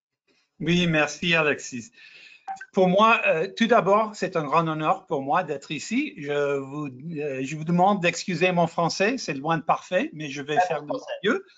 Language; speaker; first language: French; non-native, fluent; English